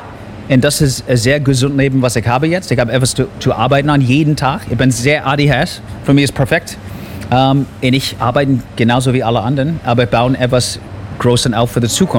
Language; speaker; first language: German; non-native, learner; English